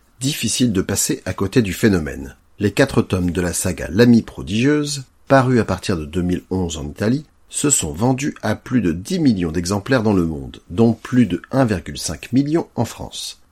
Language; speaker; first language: French; native; French